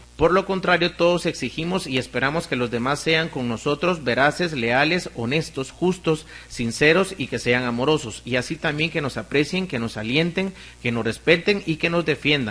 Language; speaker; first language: Spanish; native; Spanish